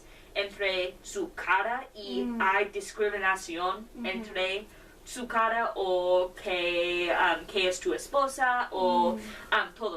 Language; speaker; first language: Spanish; non-native, learner; English